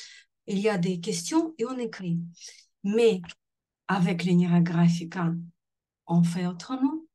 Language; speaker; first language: French; non-native, fluent; Russian